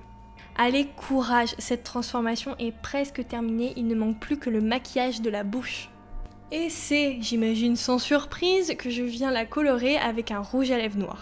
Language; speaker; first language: French; native; French